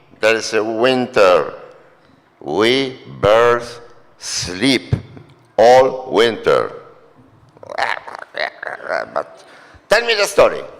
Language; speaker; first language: English; non-native, fluent; Polish